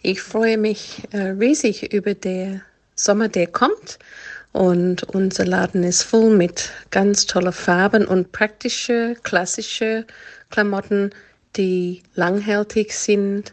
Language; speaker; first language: German; non-native, fluent; English